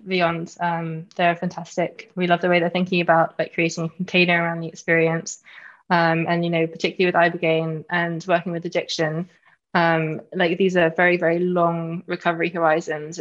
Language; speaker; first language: English; native; English